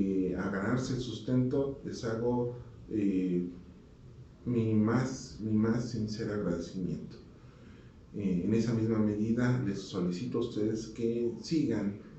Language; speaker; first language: Spanish; native; Spanish